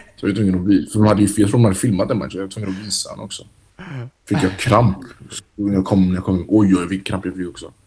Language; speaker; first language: Swedish; early bilingual, other home language; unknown